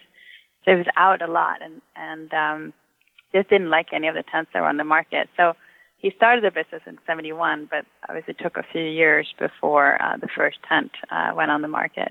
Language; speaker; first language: English; non-native, fluent; Swedish